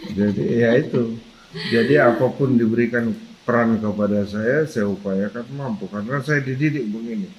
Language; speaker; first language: Indonesian; non-native, local second language; Batak Toba